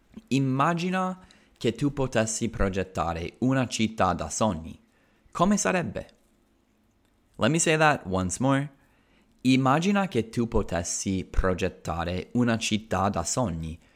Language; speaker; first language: Italian; non-native, fluent; English